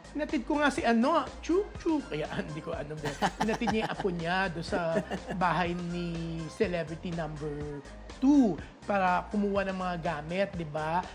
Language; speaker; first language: Filipino; native; Filipino